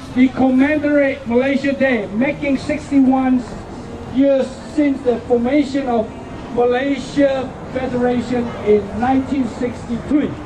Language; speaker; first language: English; non-native, local second language; Chinese